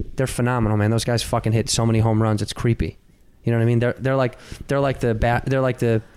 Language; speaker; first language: English; native; English